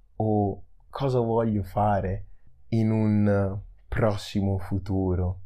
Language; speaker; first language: Italian; early bilingual, other home language; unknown